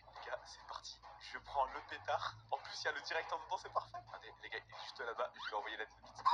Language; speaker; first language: French; native; French